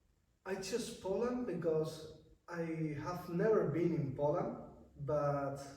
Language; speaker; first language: English; non-native, learner; Spanish